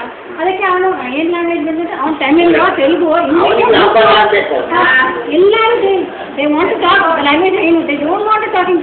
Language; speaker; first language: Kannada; non-native, learner; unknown